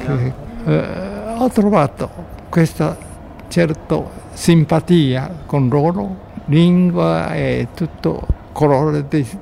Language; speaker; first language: Italian; non-native, learner; Japanese